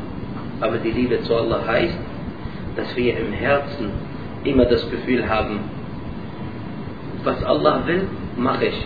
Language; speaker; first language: German; non-native, learner; Arabic